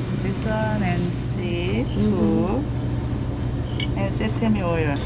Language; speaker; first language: English; non-native, learner; Korean